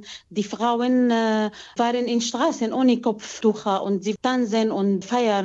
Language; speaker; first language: German; non-native, learner; Arabic